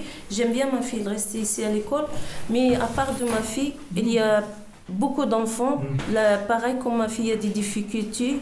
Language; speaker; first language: French; non-native, learner; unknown